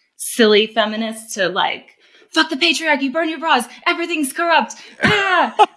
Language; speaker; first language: English; native; English